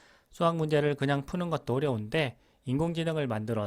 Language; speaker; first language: Korean; native; Korean